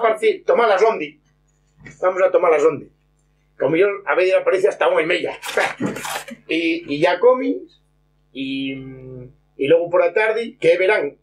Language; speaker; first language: Spanish; non-native, local second language; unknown